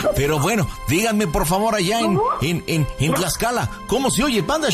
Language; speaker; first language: Spanish; native; Spanish